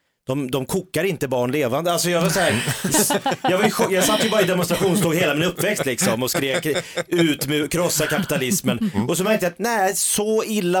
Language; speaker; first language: Swedish; native; Swedish